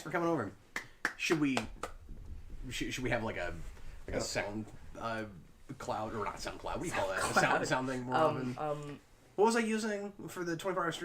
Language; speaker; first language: English; native; English